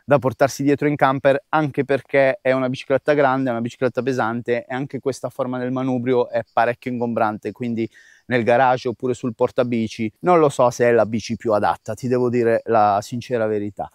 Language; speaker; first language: Italian; native; Italian